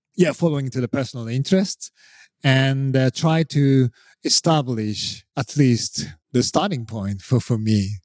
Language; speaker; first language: English; non-native, fluent; Japanese